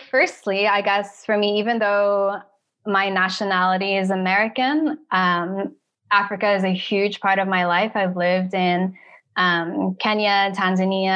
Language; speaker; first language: English; native; English